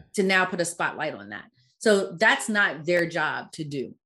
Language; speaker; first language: English; native; English